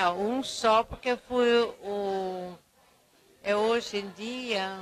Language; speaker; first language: Portuguese; non-native, fluent; Danish